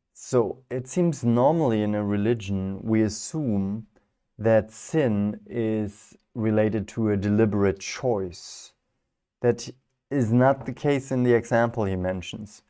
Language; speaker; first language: English; non-native, fluent; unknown